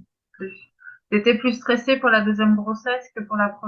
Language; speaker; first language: French; native; French